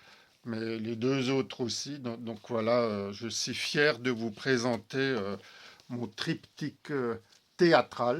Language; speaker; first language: French; native; French